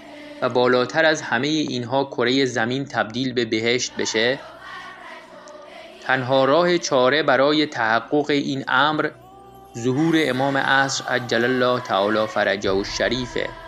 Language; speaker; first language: Persian; native; Persian